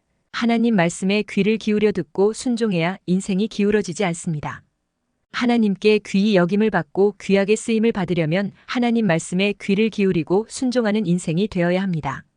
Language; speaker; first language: Korean; native; Korean